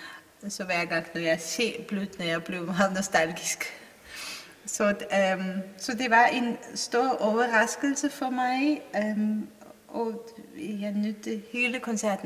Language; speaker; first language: Danish; non-native, fluent; Armenian